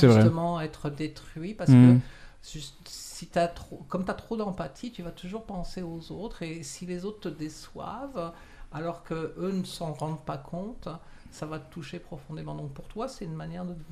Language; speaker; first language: French; native; French